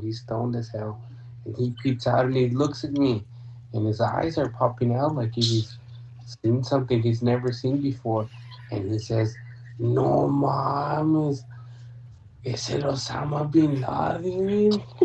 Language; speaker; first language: English; early bilingual, other home language; Spanish